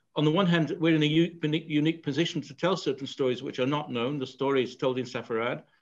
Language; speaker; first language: English; native; English